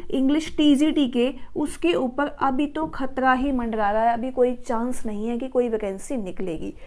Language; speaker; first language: Hindi; native; Hindi